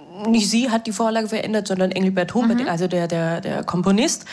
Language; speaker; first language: German; native; German